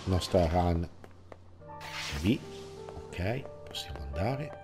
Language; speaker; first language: Italian; native; Italian